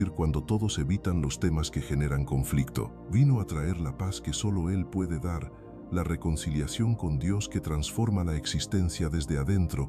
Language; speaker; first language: Spanish; native; Spanish